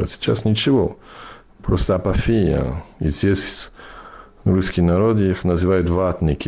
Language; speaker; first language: Russian; non-native, fluent; English